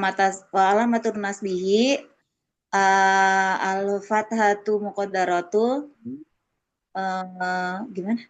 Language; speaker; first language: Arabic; non-native, learner; Indonesian